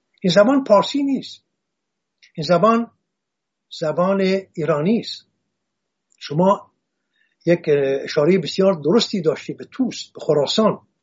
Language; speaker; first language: Persian; non-native, local second language; Assyrian Neo-Aramaic